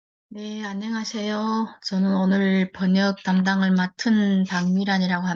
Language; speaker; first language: Korean; early bilingual, heritage; Korean